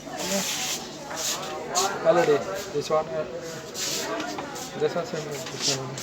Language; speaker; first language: English; non-native, learner; Filipino